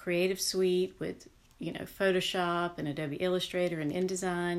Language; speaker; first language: English; native; English